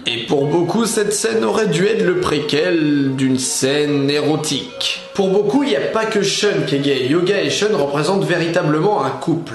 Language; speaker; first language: French; native; French